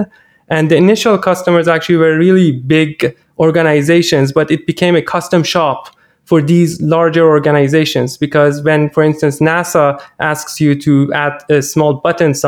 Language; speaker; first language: English; non-native, fluent; Persian